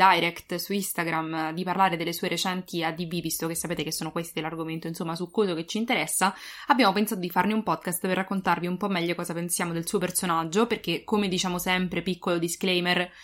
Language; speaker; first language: Italian; native; Italian